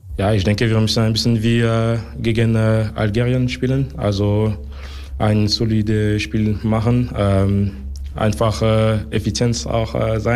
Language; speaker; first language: German; non-native, local second language; French